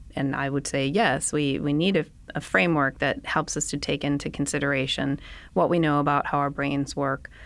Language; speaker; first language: English; non-native, fluent; Danish